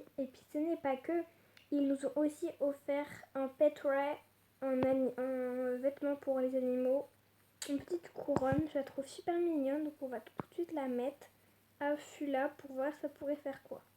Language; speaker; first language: French; native; French